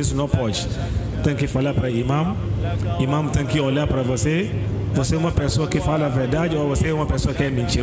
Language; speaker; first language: Portuguese; non-native, learner; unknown